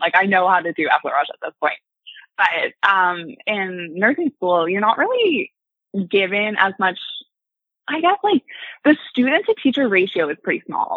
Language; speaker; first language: English; native; English